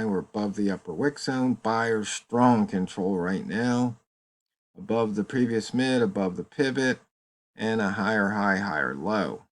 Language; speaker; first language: English; native; English